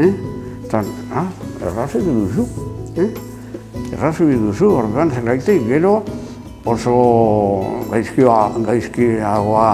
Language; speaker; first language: Basque; non-native, local second language; Spanish